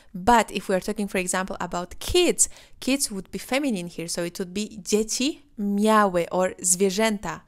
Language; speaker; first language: English; non-native, fluent; Polish